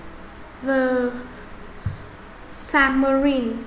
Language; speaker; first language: English; non-native, learner; Vietnamese